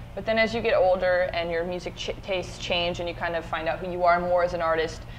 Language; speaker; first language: English; native; English